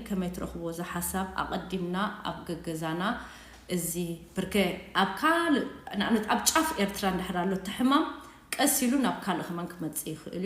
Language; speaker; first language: Tigrinya; native; Tigrinya